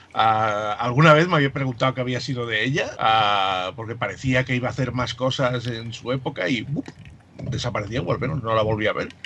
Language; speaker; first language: Spanish; native; Spanish